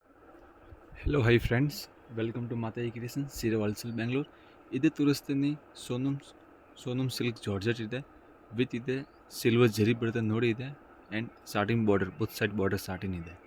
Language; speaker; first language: Kannada; non-native, local second language; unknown